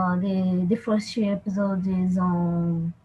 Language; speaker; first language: English; non-native, learner; Portuguese